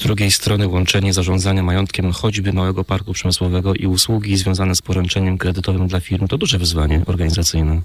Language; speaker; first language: Polish; native; Polish